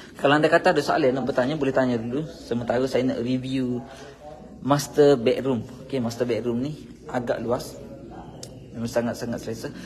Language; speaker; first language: Malay; native; Malay